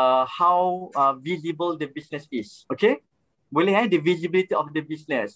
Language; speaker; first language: English; non-native, local second language; Malay